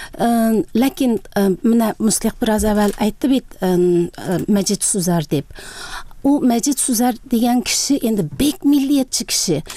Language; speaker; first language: Tatar; early bilingual, heritage; Tatar